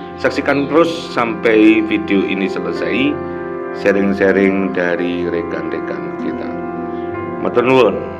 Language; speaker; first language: Indonesian; native; Indonesian